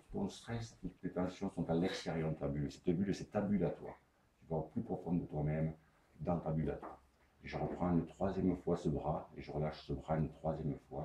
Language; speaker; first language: French; native; French